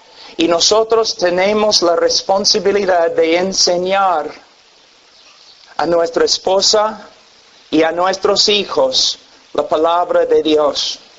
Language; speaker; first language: Spanish; non-native, fluent; English